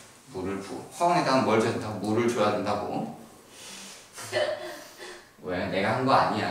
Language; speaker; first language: Korean; native; Korean